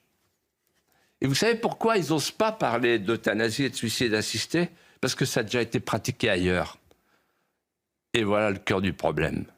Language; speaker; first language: French; native; French